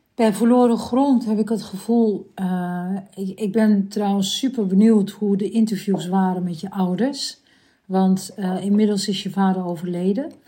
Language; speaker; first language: Dutch; early bilingual, other home language; Turkish